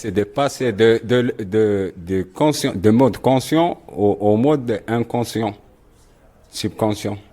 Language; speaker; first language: French; non-native, local second language; Arabic